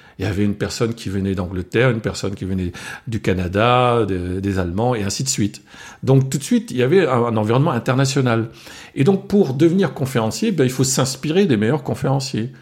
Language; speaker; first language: French; non-native, local second language; Swiss German